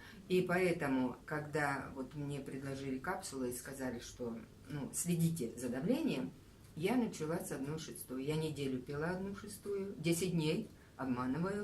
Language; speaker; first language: Russian; native; Russian